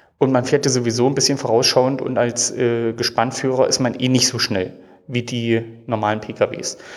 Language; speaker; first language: German; native; German